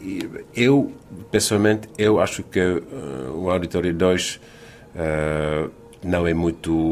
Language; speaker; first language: Portuguese; non-native, fluent; Finnish